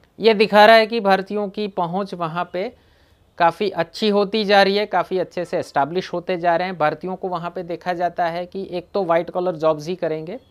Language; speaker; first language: Hindi; non-native, local second language; Gujarati